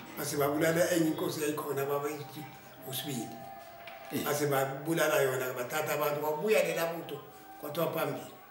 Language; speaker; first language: Zulu; non-native, local second language; South Ndebele